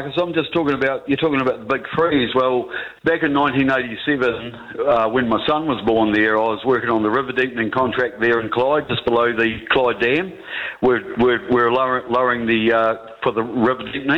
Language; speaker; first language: English; native; English